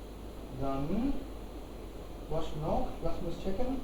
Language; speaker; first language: German; non-native, fluent; Hindi